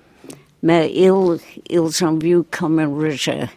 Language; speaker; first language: French; non-native, fluent; English